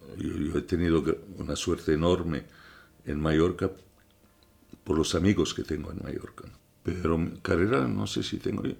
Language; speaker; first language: Spanish; non-native, fluent; French